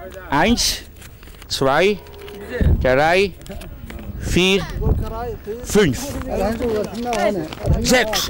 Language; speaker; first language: German; native; German